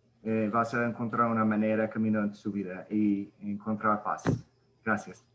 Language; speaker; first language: Spanish; early bilingual, heritage; Spanish